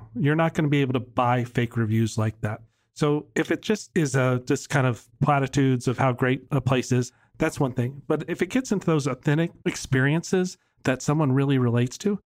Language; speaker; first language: English; native; English